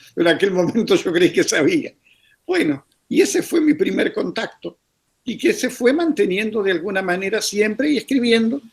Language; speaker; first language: Spanish; native; Spanish